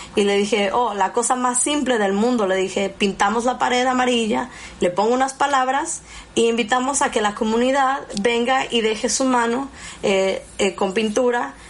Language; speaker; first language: Spanish; early bilingual, heritage; Spanish